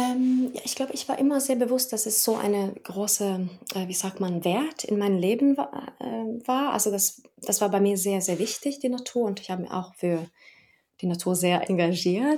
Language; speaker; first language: German; non-native, fluent; Norwegian